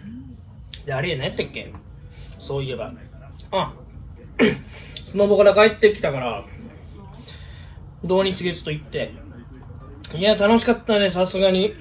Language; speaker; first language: Japanese; native; Japanese